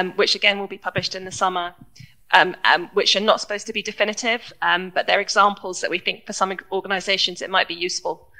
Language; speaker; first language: English; native; English